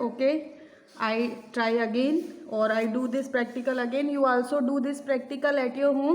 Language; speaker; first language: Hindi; native; Hindi